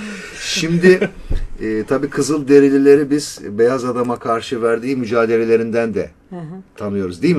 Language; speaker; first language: Turkish; native; Turkish